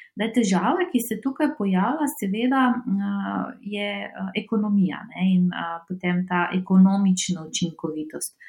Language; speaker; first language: Slovenian; non-native, fluent; Macedonian